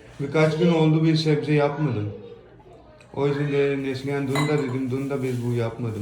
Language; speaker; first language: Turkish; non-native, learner; Urdu